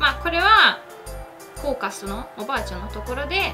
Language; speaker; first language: Japanese; early bilingual, other home language; Russian